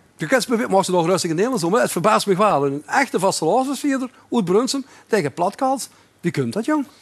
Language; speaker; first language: Dutch; native; Dutch